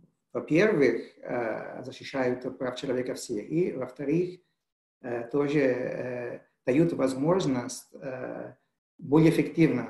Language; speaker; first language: Russian; non-native, fluent; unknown